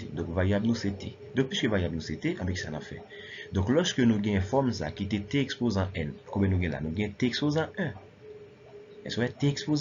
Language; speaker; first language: French; non-native, local second language; Haitian Creole